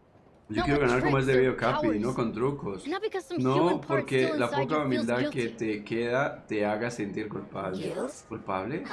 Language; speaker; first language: Spanish; native; Spanish